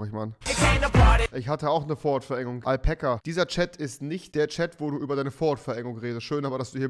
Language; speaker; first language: German; native; German